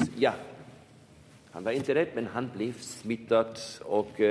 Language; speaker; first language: Swedish; non-native, fluent; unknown